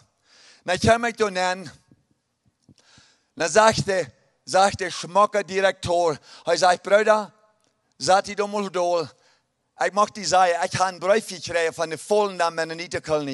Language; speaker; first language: German; early bilingual, heritage; Plautdietsch